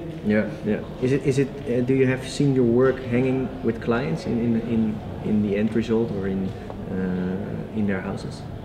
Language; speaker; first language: English; non-native, fluent; Dutch